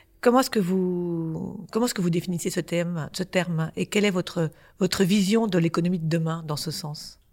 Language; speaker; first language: French; native; French